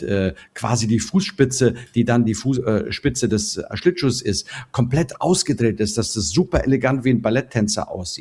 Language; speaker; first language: German; native; German